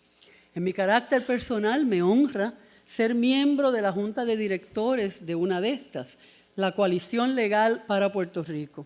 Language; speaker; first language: Spanish; native; Spanish